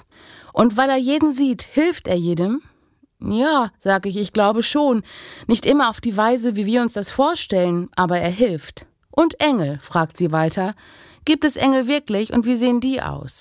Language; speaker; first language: German; native; German